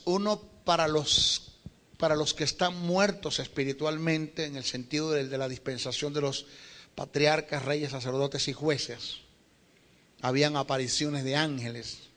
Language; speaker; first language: Spanish; native; Spanish